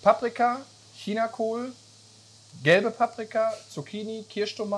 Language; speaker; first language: German; native; German